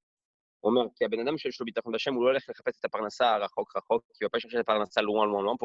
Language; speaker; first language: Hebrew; non-native, fluent; French